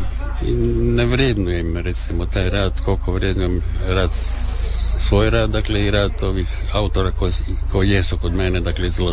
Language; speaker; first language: Serbian; native; Serbian